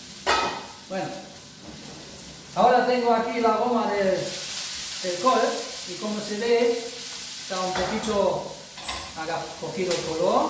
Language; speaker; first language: Spanish; non-native, fluent; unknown